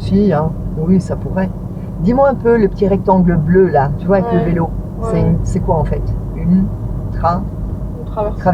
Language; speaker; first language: French; native; French